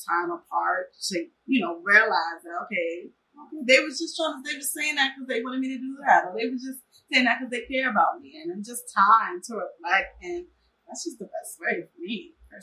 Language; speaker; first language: English; native; English